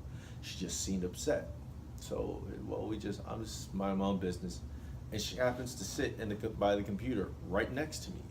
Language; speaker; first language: English; native; English